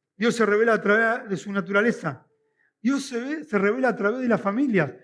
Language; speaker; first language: Spanish; native; Spanish